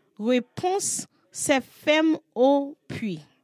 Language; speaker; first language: French; non-native, learner; English